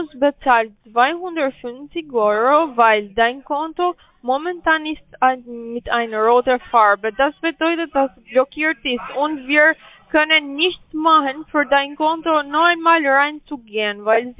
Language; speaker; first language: German; non-native, learner; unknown